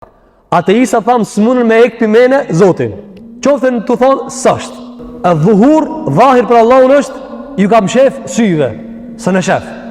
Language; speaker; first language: Albanian; native; Albanian